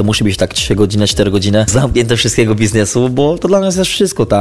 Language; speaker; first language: Polish; non-native, fluent; Portuguese